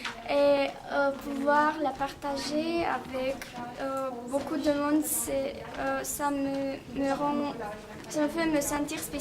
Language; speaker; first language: French; non-native, fluent; Romanian